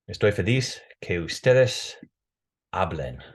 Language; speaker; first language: Spanish; non-native, fluent; English